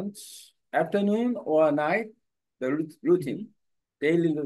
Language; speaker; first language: English; non-native, learner; Korean